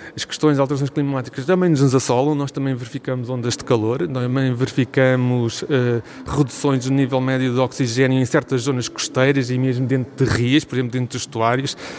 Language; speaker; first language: Portuguese; native; Portuguese